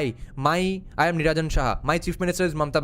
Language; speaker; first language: English; non-native, local second language; Bangla